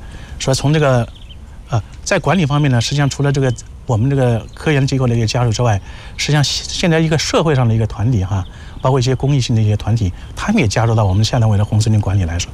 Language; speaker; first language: Chinese; native; Chinese